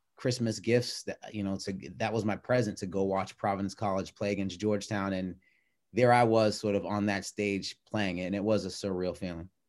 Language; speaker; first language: English; native; English